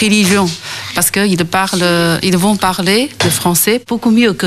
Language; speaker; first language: French; non-native, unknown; Chinese